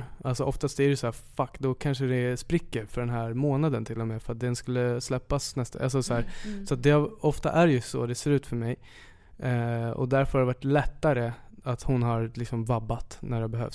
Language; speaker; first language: Swedish; native; Swedish